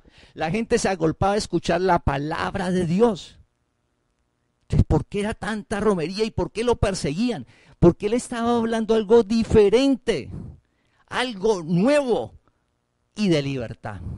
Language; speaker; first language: Spanish; native; Spanish